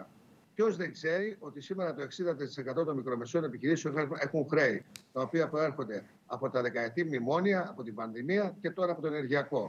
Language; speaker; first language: Greek; native; Greek